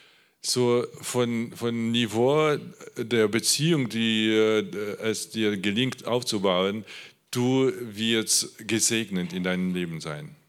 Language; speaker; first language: German; non-native, learner; Polish